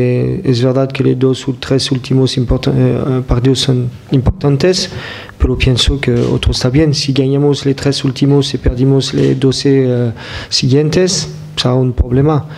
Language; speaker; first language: Spanish; non-native, fluent; French